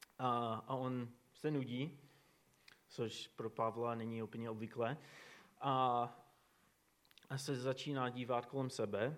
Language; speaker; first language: Czech; non-native, fluent; English